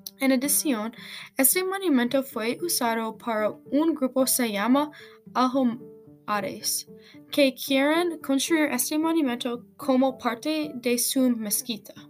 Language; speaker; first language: Spanish; non-native, learner; English